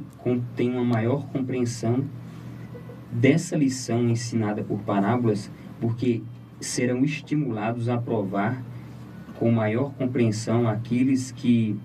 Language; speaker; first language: Portuguese; native; Portuguese